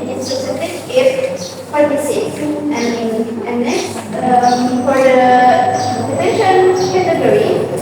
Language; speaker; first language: English; non-native, learner; Indonesian